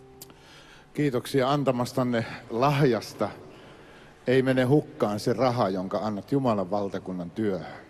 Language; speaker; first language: Finnish; native; Finnish